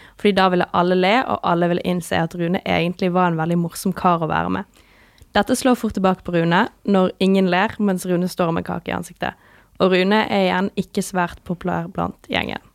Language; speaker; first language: Norwegian; native; Norwegian